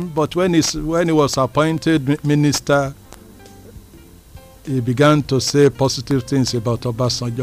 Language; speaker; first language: English; non-native, local second language; Yoruba